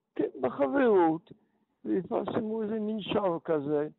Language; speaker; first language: Hebrew; early bilingual, other home language; Polish